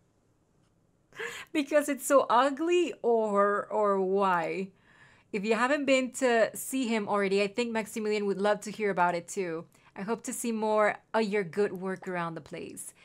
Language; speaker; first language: English; non-native, fluent; Spanish